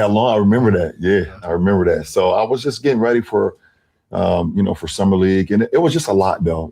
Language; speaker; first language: English; native; English